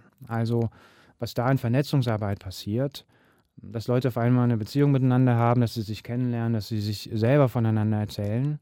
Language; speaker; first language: German; native; German